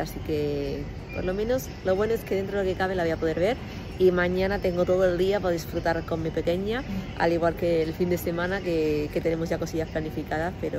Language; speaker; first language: Spanish; native; Spanish